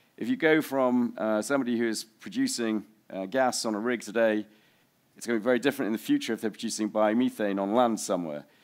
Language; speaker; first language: English; native; English